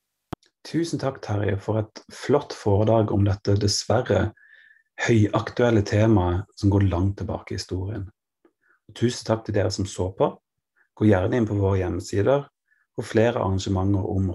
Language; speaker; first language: Norwegian; native; Norwegian